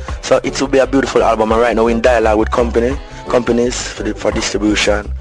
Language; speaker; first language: English; non-native, local second language; Jamaican Creole English